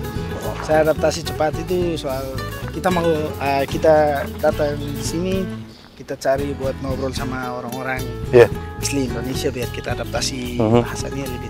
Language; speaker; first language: Indonesian; non-native, learner; Tetum